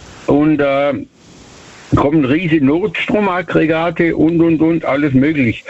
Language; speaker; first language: German; native; German